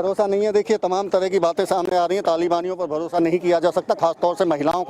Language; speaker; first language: Hindi; native; Hindi